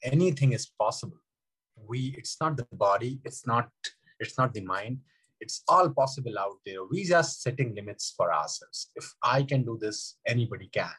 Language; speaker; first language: English; non-native, local second language; Hindi